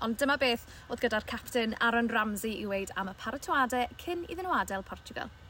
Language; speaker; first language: Welsh; native; Welsh